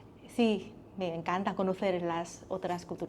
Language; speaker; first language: Spanish; non-native, learner; Vietnamese